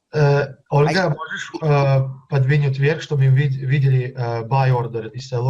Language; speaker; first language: Russian; early bilingual, heritage; Russian